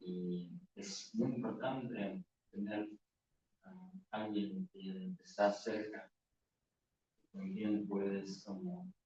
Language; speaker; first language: Spanish; non-native, learner; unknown